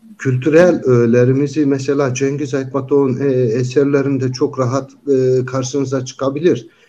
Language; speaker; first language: Turkish; non-native, local second language; Kyrgyz